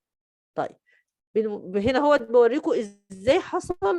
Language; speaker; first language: Arabic; native; Arabic